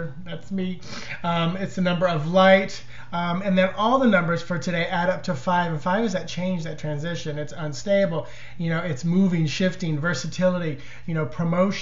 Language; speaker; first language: English; native; English